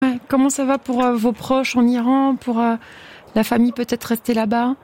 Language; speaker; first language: French; native; French